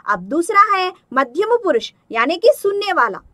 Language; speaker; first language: Hindi; non-native, local second language; Telugu